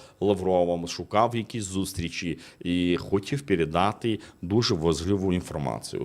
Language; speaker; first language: Ukrainian; non-native, fluent; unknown